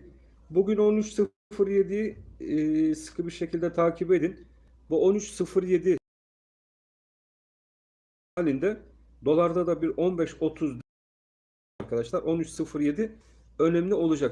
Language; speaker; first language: Turkish; native; Turkish